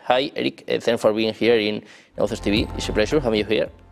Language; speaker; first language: English; non-native, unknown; Spanish